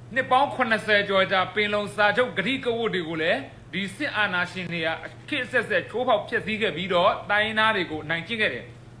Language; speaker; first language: Burmese; native; Burmese